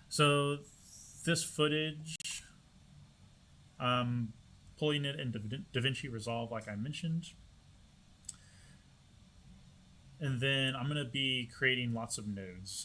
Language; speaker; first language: English; native; English